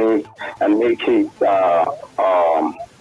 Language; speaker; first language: English; non-native, local second language; Yoruba